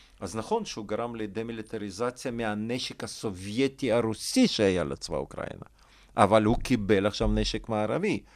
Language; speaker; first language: Hebrew; non-native, fluent; Russian